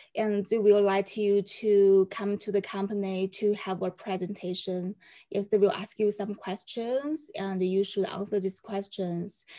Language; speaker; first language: English; non-native, fluent; Chinese